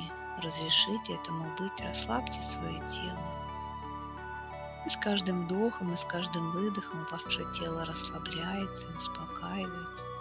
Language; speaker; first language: Russian; native; Russian